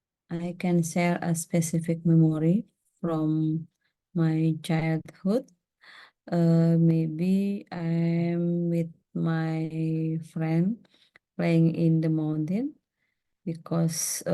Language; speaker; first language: English; non-native, learner; Indonesian